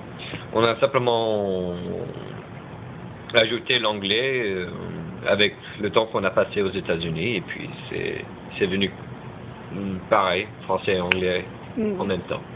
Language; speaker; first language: French; early bilingual, heritage; French